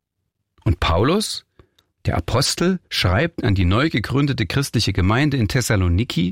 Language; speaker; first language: German; native; German